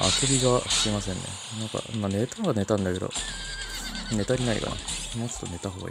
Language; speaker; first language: Japanese; native; Japanese